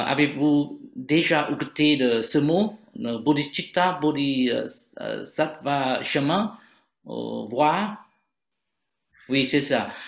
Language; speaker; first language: French; non-native, learner; Vietnamese